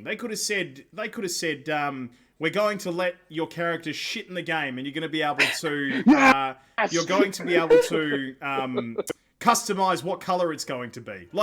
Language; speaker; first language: English; native; English